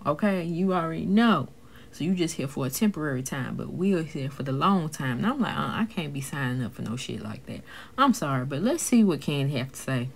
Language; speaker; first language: English; native; English